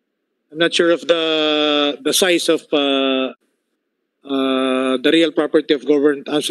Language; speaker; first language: English; non-native, local second language; Filipino